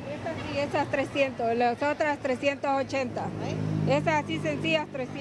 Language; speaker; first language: Spanish; native; Spanish